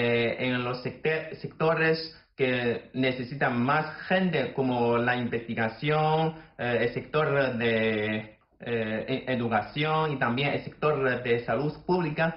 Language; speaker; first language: Spanish; non-native, fluent; Chinese